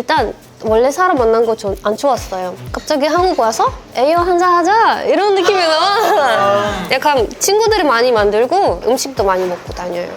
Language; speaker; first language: Korean; non-native, fluent; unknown